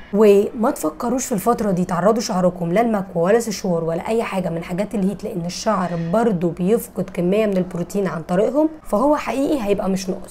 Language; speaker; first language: Arabic; native; Arabic